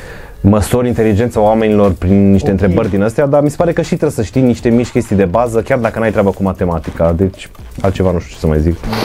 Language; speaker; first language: Romanian; native; Romanian